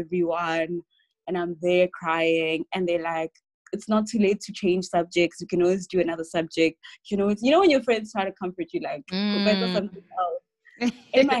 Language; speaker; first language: English; non-native, local second language; Tswana